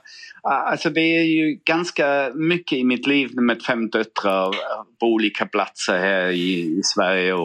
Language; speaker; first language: Swedish; non-native, fluent; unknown